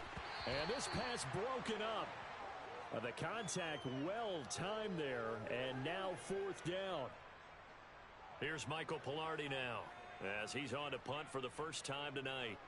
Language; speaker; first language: English; native; English